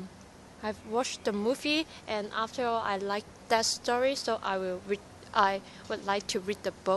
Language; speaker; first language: English; non-native, learner; Cantonese